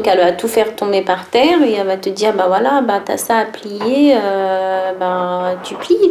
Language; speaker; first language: French; early bilingual, other home language; Arabic